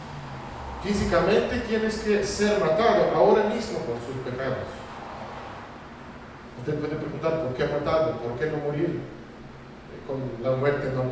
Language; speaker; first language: Spanish; non-native, fluent; Russian